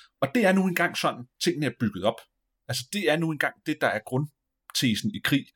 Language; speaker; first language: Danish; native; Danish